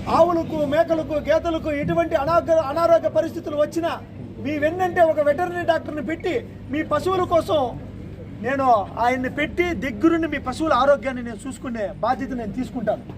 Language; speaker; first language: Telugu; native; Telugu